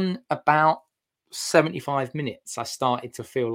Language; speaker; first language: English; native; English